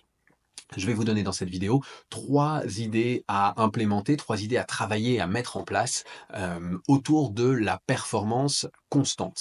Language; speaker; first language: French; native; French